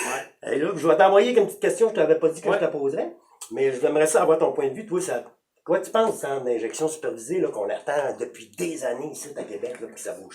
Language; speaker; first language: French; native; French